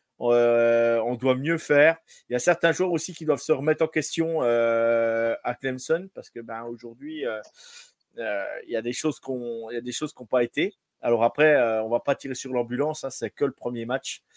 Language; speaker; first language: French; native; French